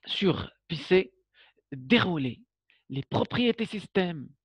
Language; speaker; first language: French; non-native, local second language; Arabic